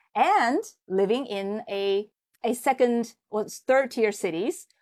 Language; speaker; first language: English; non-native, fluent; Chinese